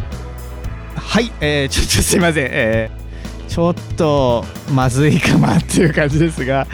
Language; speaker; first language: Japanese; native; Japanese